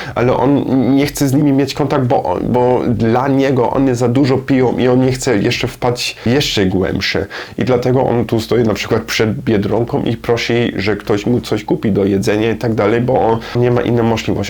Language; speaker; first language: Polish; non-native, learner; German